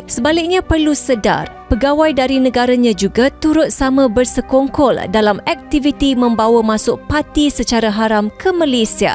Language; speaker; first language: Malay; native; Malay